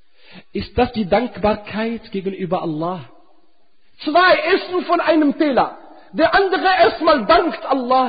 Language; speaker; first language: German; non-native, fluent; Arabic